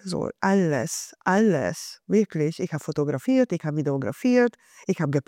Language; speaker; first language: German; non-native, fluent; Hungarian